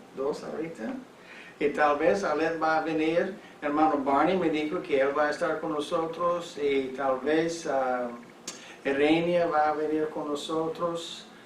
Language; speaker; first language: Spanish; non-native, fluent; English